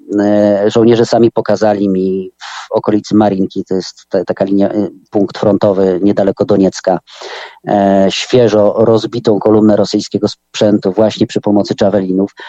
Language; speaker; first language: Polish; native; Polish